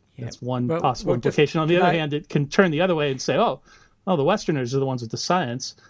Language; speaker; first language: English; native; English